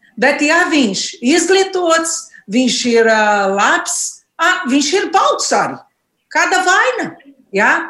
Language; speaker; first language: Latvian; non-native, learner; Portuguese